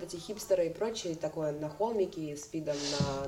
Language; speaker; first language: Russian; native; Russian